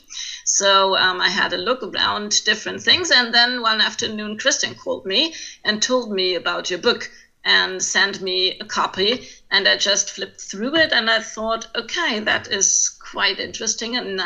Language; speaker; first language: English; non-native, fluent; German